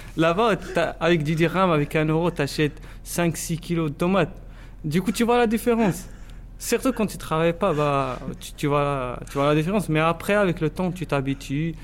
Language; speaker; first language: French; non-native, local second language; Arabic